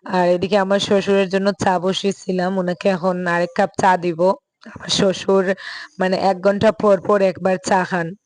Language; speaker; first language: Bangla; native; Bangla